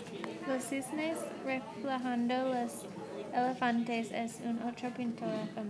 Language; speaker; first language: Spanish; non-native, learner; English